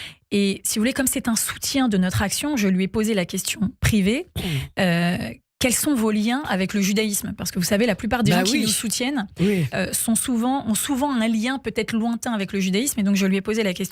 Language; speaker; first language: French; native; French